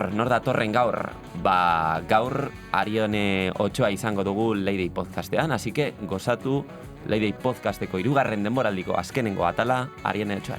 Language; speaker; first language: Basque; native; Basque